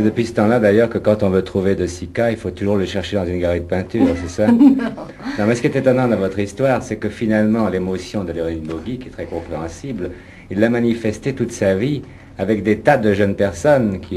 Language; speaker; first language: French; native; French